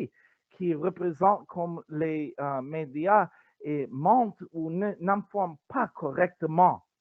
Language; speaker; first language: French; non-native, learner; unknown